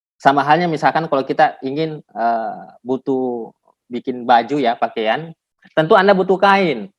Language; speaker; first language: Indonesian; non-native, local second language; Buginese